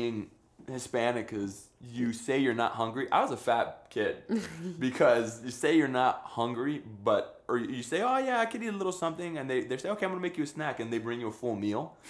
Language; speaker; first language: English; early bilingual, other home language; Spanish